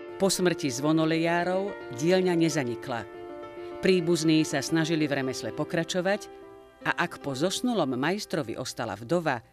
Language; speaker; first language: Slovak; native; Slovak